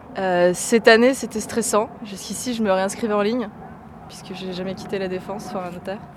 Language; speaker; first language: French; native; French